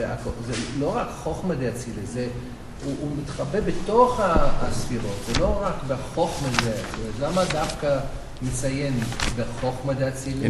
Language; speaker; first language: Hebrew; non-native, fluent; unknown